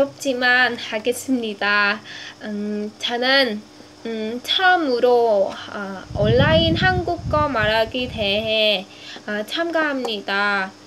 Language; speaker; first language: Korean; non-native, learner; Vietnamese